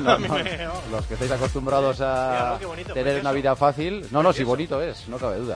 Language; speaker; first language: Spanish; native; Spanish